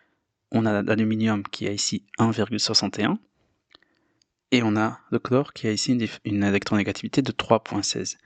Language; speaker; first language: French; native; French